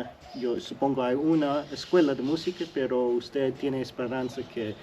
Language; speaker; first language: Spanish; early bilingual, heritage; English